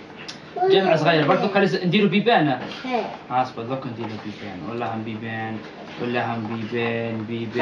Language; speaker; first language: Arabic; native; Arabic